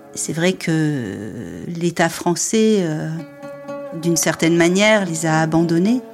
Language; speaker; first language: French; native; French